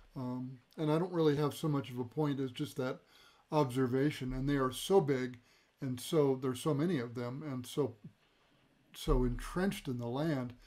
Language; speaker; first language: English; native; English